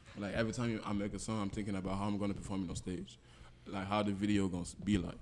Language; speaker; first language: English; non-native, local second language; French